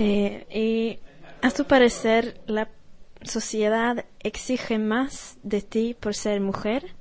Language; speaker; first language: Spanish; non-native, fluent; Swedish